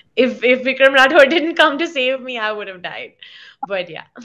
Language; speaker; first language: English; non-native, local second language; Hindi